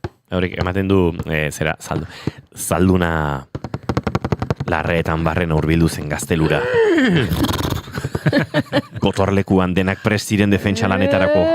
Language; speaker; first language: Basque; native; Basque